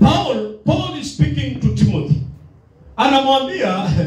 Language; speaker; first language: English; non-native, local second language; Swahili